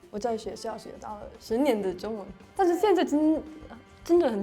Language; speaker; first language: Chinese; non-native, learner; Indonesian